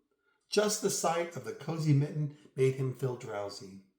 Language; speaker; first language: English; native; English